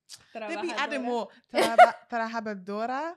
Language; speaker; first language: Spanish; non-native, learner; English